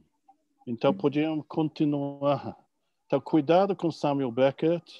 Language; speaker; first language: Portuguese; non-native, fluent; English